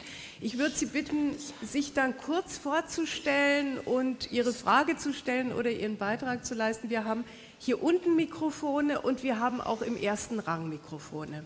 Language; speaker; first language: German; native; German